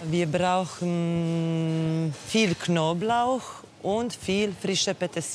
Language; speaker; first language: German; non-native, fluent; Croatian